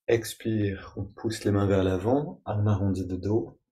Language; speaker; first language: French; native; French